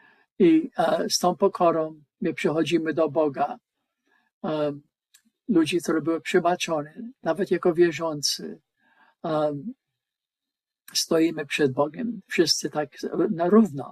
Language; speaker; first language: Polish; non-native, learner; English